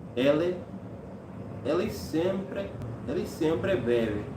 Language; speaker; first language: Portuguese; non-native, learner; English